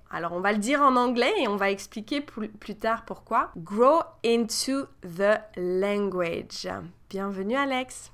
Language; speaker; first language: French; native; French